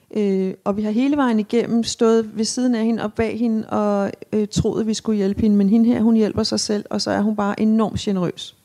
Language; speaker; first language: Danish; native; Danish